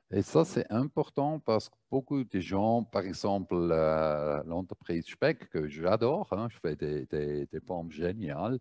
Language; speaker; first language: French; non-native, fluent; German